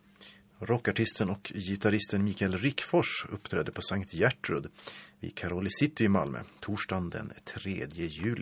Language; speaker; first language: Swedish; native; Swedish